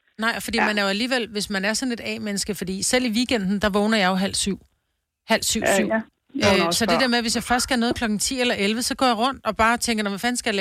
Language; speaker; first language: Danish; native; Danish